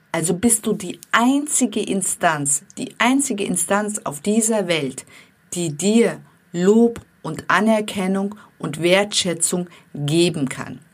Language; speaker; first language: German; non-native, fluent; Turkish